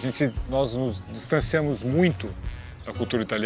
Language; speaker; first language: Portuguese; native; Portuguese